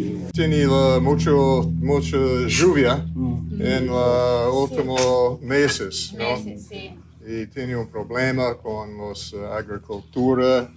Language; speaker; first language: Spanish; non-native, learner; English